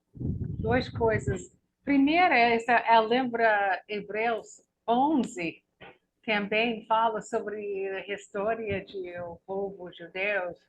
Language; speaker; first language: Portuguese; non-native, learner; English